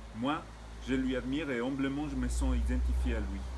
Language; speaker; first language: French; non-native, fluent; Spanish